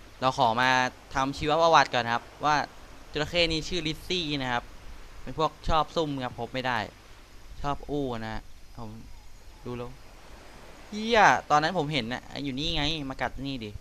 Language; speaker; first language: Thai; native; Thai